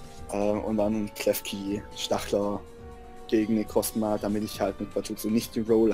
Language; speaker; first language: German; native; German